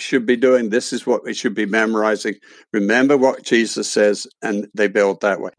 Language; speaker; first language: English; native; English